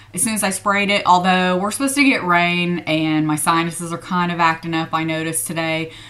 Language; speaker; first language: English; native; English